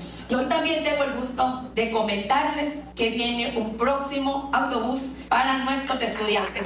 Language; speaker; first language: Spanish; native; Spanish